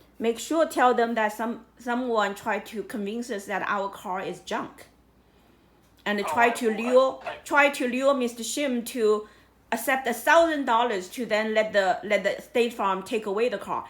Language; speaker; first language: English; non-native, fluent; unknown